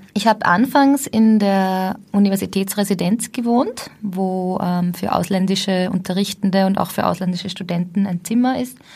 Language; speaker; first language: German; native; German